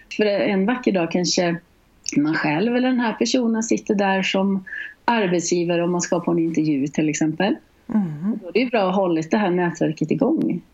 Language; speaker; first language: Swedish; native; Swedish